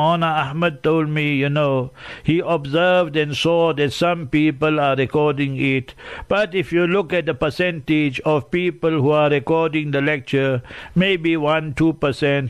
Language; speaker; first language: English; native; English